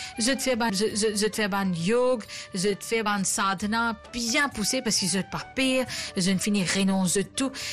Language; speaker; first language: French; native; French